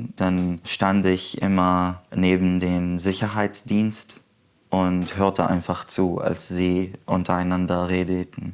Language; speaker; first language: German; non-native, fluent; Arabic